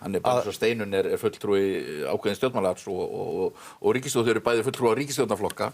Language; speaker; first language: Icelandic; native; Icelandic